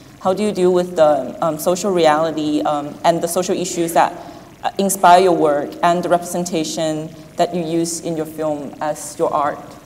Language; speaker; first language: English; non-native, fluent; Chinese